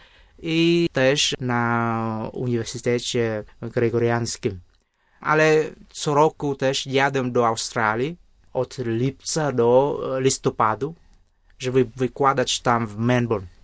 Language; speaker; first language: Polish; non-native, fluent; Vietnamese